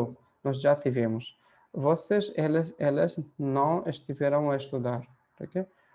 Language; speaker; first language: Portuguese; non-native, fluent; Hindi